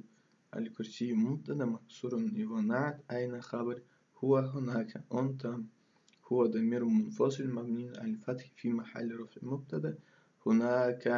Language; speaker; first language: Arabic; non-native, fluent; Russian